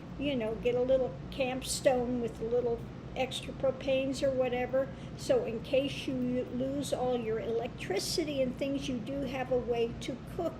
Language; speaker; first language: English; native; English